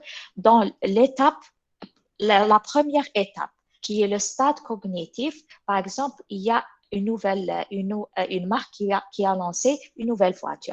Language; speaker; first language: French; non-native, local second language; Arabic